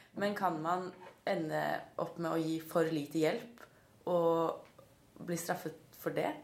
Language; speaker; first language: Norwegian; native; Norwegian